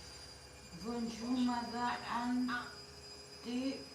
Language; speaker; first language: French; non-native, learner; Spanish